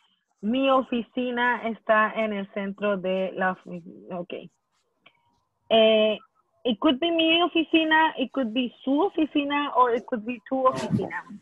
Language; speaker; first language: Spanish; non-native, fluent; English